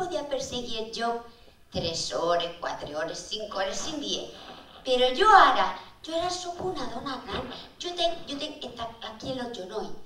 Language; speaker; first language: Spanish; non-native, local second language; Catalan